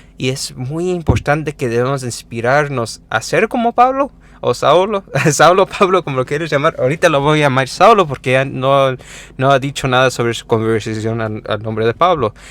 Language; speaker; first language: Spanish; early bilingual, heritage; Spanish